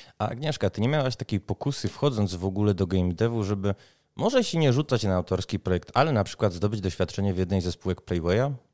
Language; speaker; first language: Polish; native; Polish